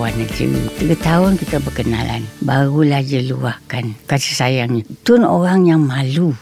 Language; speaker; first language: Malay; native; Malay